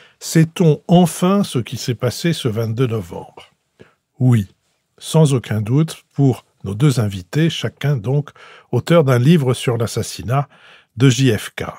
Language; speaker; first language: French; native; French